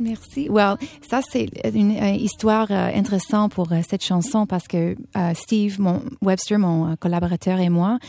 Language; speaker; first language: French; non-native, fluent; English